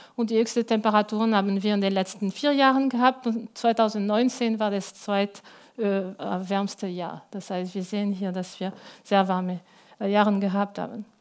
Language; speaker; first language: German; non-native, local second language; French